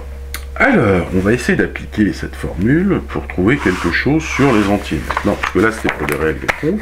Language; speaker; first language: French; native; French